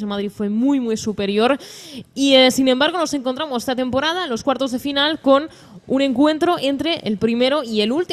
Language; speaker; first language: Spanish; native; Spanish